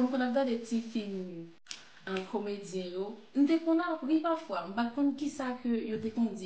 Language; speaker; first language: French; non-native, local second language; Haitian Creole